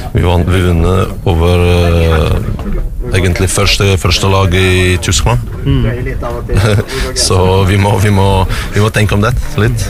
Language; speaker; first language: Norwegian; non-native, learner; Russian